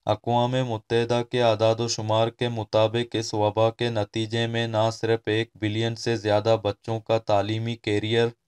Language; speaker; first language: Urdu; non-native, local second language; Baluchi